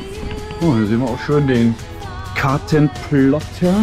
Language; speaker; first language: German; native; German